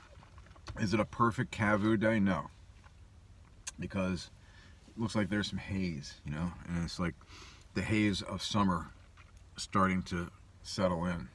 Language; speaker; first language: English; native; English